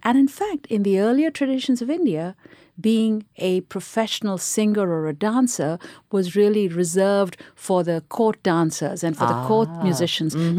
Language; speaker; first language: English; non-native, local second language; Tamil